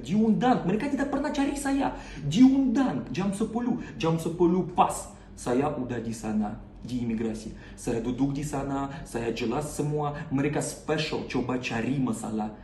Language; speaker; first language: Indonesian; non-native, learner; Russian